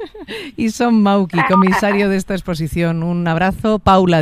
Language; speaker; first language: Spanish; native; Spanish